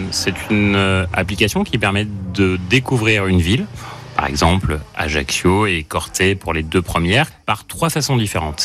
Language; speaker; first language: French; native; French